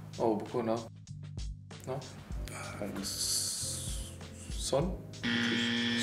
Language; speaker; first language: French; non-native, learner; Slovenian